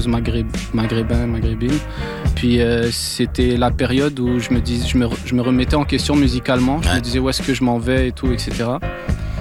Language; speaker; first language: French; non-native, local second language; Arabic